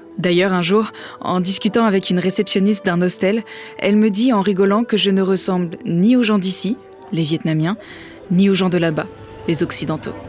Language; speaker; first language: French; native; French